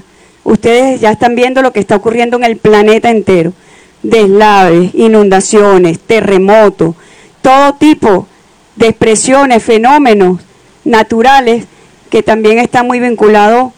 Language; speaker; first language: Spanish; native; Spanish